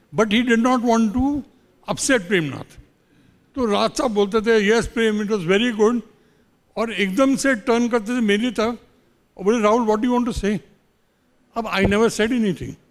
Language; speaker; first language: Hindi; native; Hindi